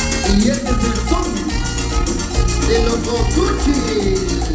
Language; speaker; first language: Spanish; native; Spanish